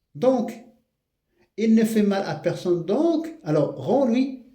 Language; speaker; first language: French; non-native, local second language; Arabic